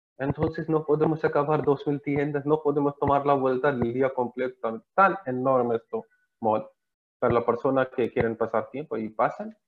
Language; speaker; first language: Spanish; non-native, learner; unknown